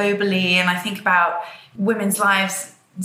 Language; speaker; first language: English; native; English